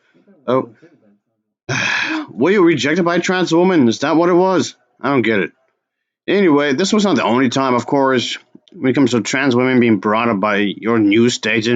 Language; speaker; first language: English; native; English